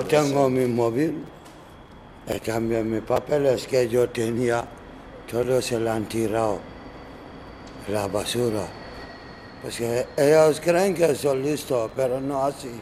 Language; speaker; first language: Spanish; non-native, learner; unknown